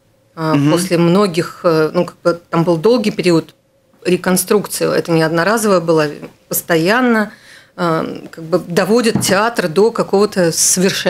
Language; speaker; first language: Russian; native; Russian